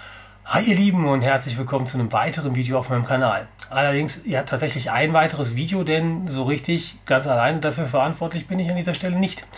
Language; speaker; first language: German; native; German